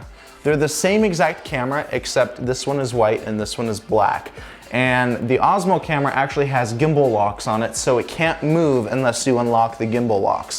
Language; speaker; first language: English; native; English